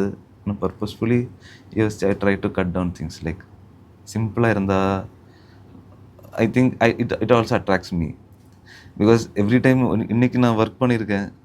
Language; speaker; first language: Tamil; early bilingual, heritage; Tamil